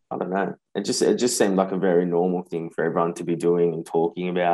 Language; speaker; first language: English; native; English